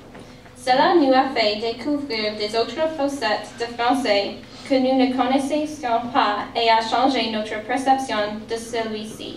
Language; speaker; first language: French; non-native, local second language; English